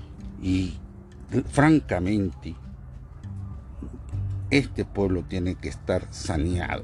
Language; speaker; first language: Spanish; native; Spanish